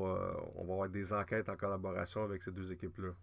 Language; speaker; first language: French; native; French